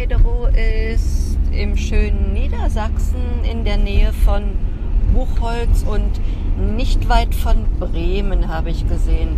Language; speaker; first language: German; native; German